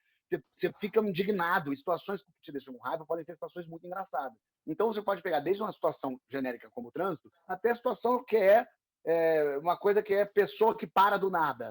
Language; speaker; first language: Portuguese; native; Portuguese